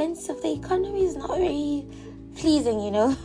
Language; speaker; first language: English; non-native, local second language; Tswana